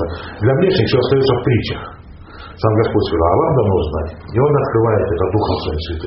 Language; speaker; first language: Russian; native; Russian